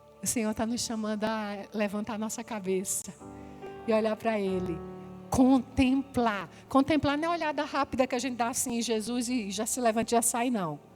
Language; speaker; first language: Portuguese; native; Portuguese